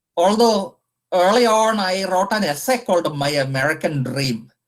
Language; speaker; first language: English; non-native, local second language; Malayalam